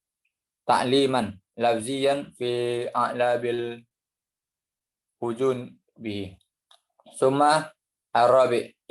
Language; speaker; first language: Arabic; non-native, learner; Indonesian